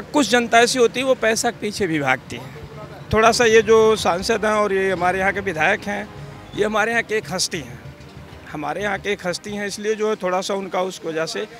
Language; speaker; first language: Hindi; native; Hindi